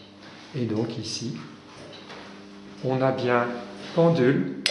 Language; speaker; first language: French; native; French